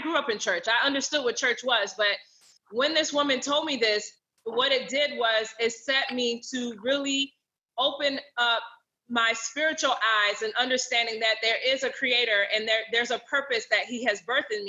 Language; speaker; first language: English; native; English